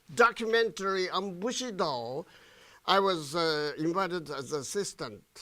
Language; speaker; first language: English; non-native, fluent; Japanese